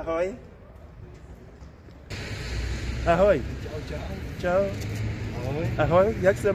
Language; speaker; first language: Czech; non-native, learner; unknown